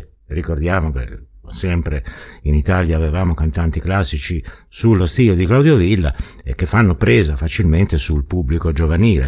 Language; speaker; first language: Italian; native; Italian